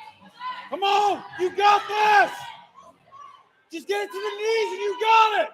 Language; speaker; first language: English; native; English